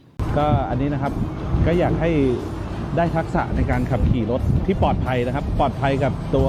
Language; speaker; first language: Thai; native; Thai